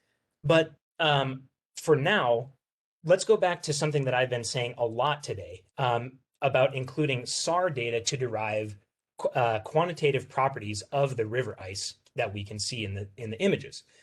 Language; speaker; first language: English; native; English